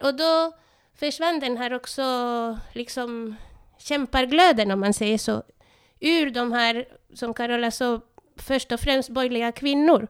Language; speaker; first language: Swedish; non-native, fluent; Spanish